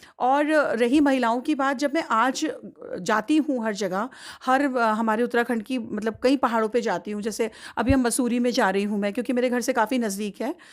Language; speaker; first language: Hindi; native; Hindi